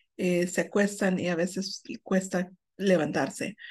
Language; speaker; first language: Spanish; non-native, fluent; English